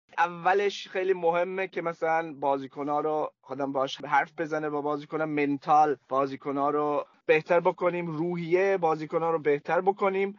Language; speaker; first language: Persian; early bilingual, heritage; Persian